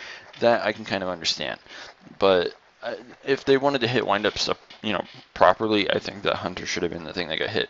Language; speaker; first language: English; native; English